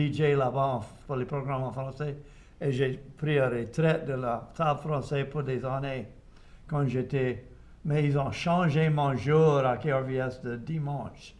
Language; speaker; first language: French; non-native, local second language; English